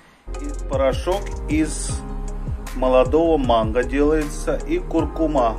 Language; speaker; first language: Russian; non-native, fluent; Hindi